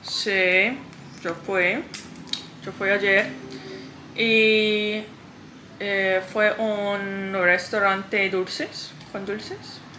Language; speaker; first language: Spanish; non-native, learner; English